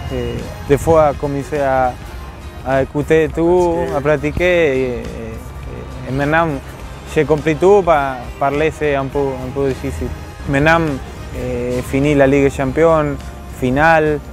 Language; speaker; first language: French; non-native, learner; Spanish